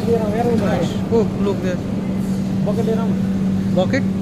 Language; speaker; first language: English; non-native, learner; Nepali